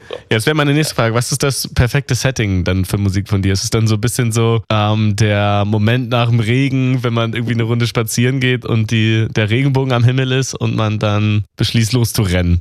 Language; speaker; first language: German; native; German